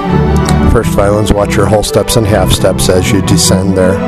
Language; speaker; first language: English; native; English